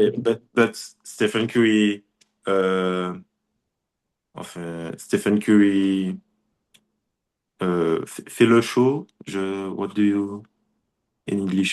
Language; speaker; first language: English; non-native, learner; French